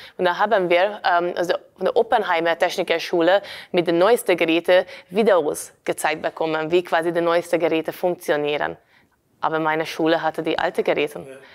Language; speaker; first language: German; non-native, fluent; Hungarian